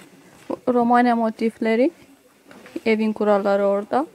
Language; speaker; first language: Turkish; non-native, learner; Romanian